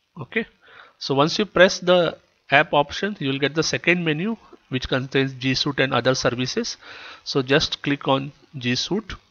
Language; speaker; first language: English; non-native, local second language; Kannada